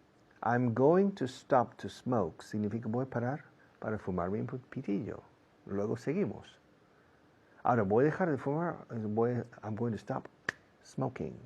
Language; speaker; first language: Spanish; non-native, fluent; English